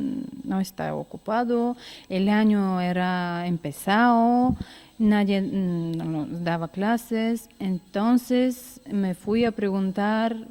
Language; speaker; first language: Spanish; non-native, learner; Bulgarian